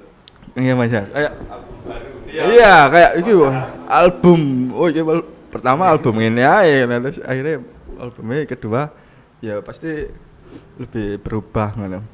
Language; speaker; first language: Indonesian; non-native, local second language; Javanese